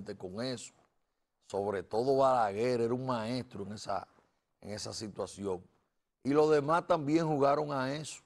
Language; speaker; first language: Spanish; native; Spanish